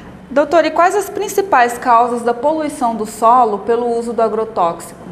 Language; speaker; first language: Portuguese; native; Portuguese